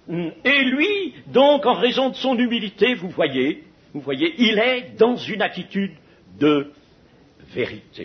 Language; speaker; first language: French; native; French